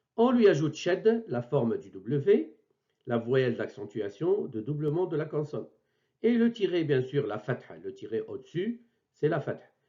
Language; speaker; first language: French; non-native, local second language; Arabic